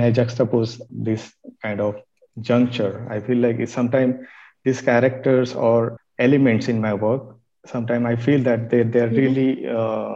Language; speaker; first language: English; non-native, local second language; Marathi